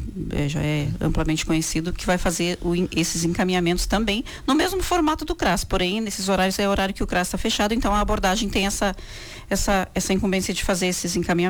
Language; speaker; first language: Portuguese; native; Portuguese